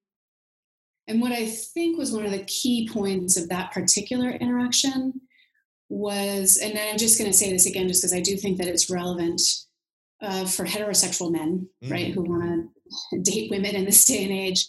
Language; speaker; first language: English; native; English